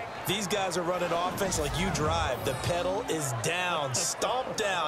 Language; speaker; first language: English; native; English